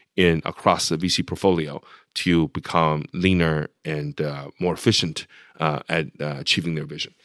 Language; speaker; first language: English; non-native, fluent; Chinese